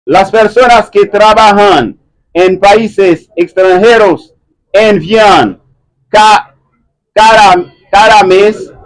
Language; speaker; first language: Spanish; non-native, learner; Haitian Creole